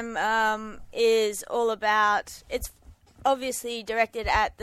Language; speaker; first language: English; native; English